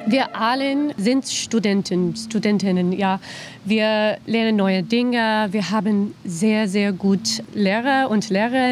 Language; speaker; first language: German; non-native, learner; English